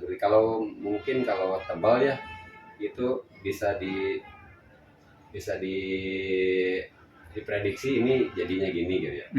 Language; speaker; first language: Indonesian; non-native, local second language; Sundanese